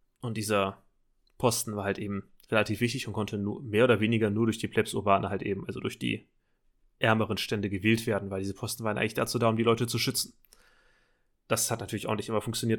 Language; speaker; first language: German; native; German